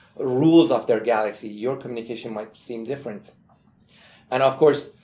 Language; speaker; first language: English; non-native, fluent; Persian